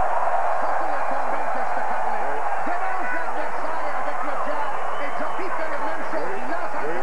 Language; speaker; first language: French; native; French